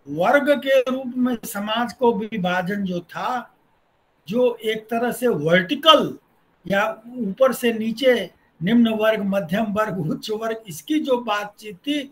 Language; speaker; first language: Hindi; native; Hindi